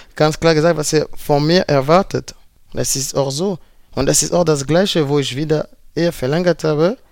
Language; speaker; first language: German; non-native, fluent; French